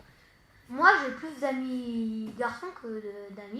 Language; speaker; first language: French; native; French